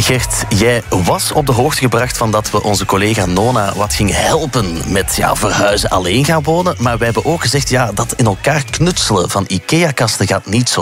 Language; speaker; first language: Dutch; native; Dutch